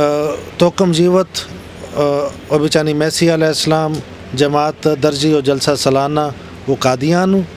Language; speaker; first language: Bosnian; non-native, learner; Urdu